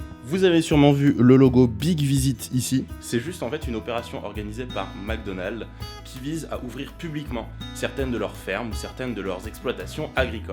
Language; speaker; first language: French; native; French